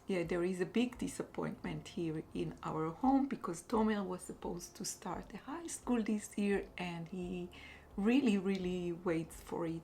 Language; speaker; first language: English; non-native, fluent; Hebrew